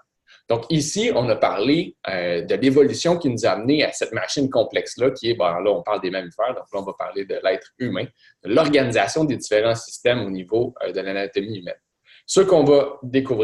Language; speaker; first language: French; native; French